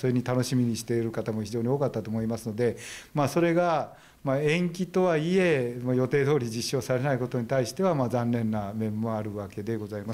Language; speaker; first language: Japanese; native; Japanese